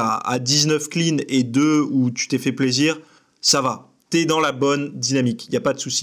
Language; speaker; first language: French; native; French